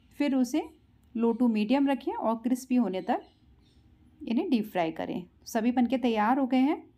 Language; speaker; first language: Hindi; native; Hindi